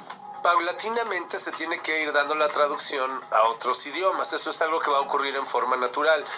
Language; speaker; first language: Spanish; native; Spanish